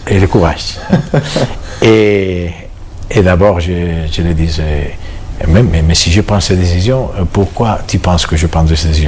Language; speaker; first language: French; non-native, fluent; Catalan